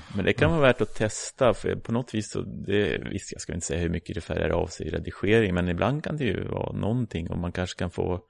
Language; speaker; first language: Swedish; native; Swedish